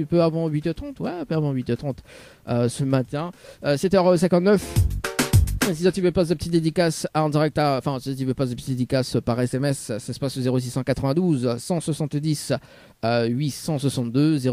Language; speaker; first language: French; native; French